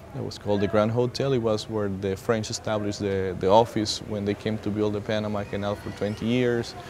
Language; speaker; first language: English; non-native, fluent; Spanish